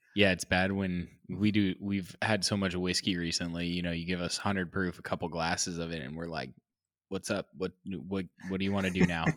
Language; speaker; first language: English; native; English